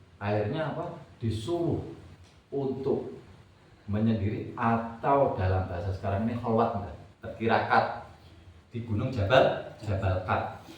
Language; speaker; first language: Indonesian; non-native, local second language; Javanese